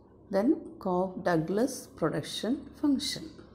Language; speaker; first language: English; non-native, local second language; Malayalam